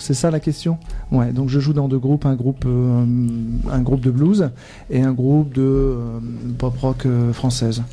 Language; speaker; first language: French; native; French